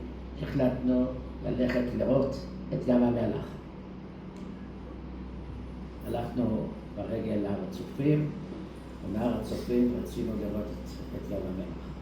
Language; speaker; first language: Hebrew; early bilingual, other home language; Dutch